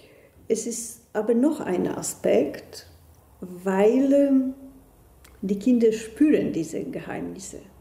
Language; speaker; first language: German; non-native, fluent; Polish